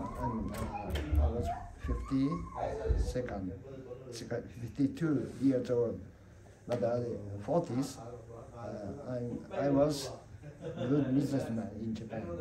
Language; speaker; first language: English; non-native, learner; Japanese